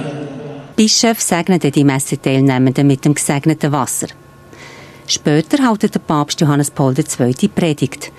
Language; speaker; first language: German; non-native, fluent; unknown